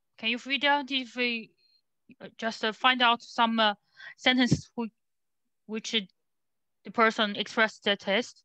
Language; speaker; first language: English; non-native, learner; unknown